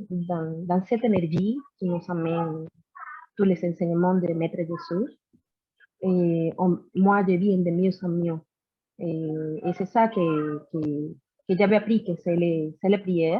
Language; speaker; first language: French; non-native, learner; Spanish